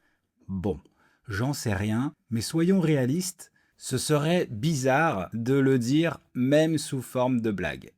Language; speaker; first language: French; native; French